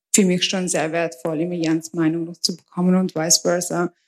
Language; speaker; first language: German; early bilingual, other home language; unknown